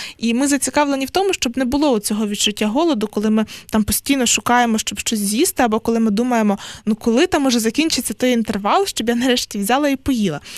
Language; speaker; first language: Ukrainian; native; Ukrainian